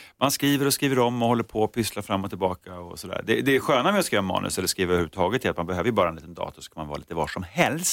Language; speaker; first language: Swedish; native; Swedish